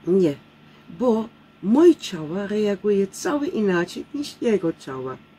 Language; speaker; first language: Polish; non-native, learner; Dutch